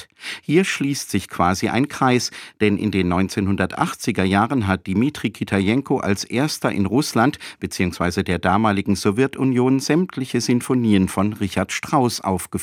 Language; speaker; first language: German; native; German